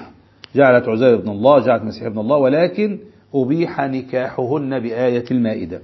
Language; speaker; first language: Arabic; native; Arabic